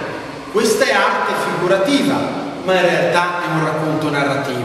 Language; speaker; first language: Italian; native; Italian